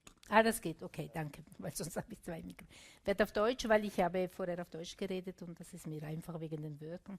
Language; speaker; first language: German; non-native, local second language; Italian